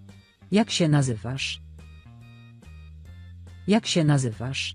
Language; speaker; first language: Polish; non-native, learner; Spanish